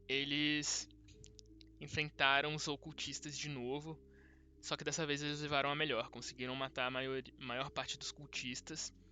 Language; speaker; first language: Portuguese; native; Portuguese